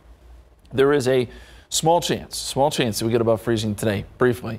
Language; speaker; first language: English; native; English